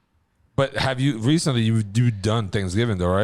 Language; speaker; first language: English; native; English